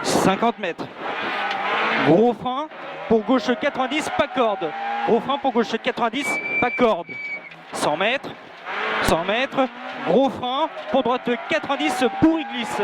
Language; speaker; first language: French; native; French